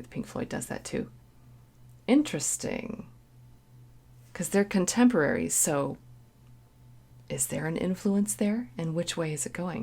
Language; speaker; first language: English; native; English